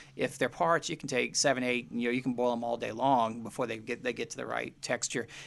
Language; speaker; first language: English; native; English